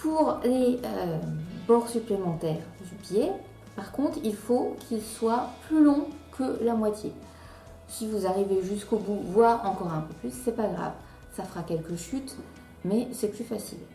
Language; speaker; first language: French; native; French